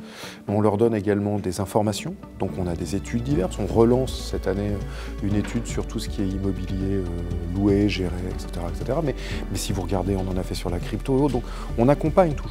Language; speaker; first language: French; native; French